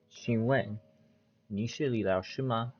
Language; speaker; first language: Chinese; non-native, learner; English